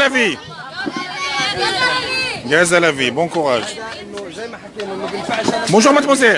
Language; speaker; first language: French; non-native, fluent; Arabic